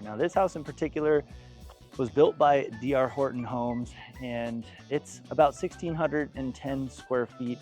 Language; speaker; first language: English; native; English